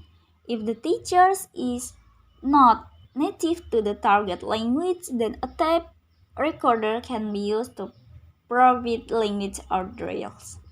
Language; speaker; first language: English; non-native, learner; Indonesian